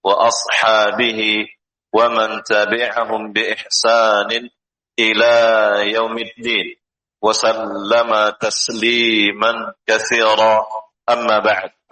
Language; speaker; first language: Arabic; non-native, fluent; Indonesian